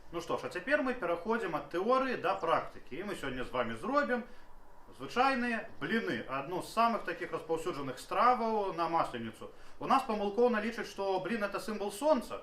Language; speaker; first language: Belarusian; native; Belarusian